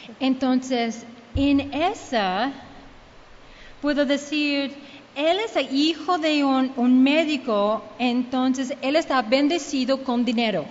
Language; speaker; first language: Spanish; early bilingual, heritage; Spanish